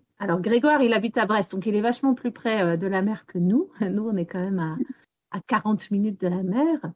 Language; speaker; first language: French; non-native, local second language; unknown